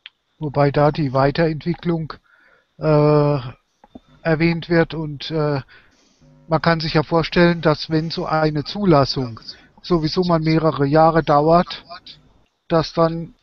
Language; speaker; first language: German; native; German